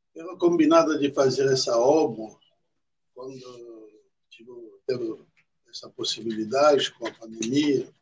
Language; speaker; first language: Portuguese; non-native, fluent; French